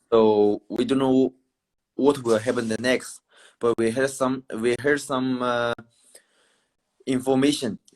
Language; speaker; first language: English; non-native, learner; Chinese